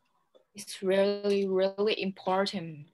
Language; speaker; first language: English; non-native, learner; Vietnamese